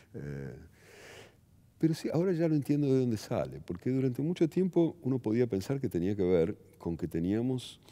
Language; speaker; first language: Spanish; native; Spanish